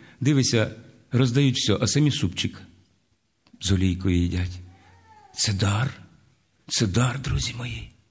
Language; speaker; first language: Ukrainian; native; Ukrainian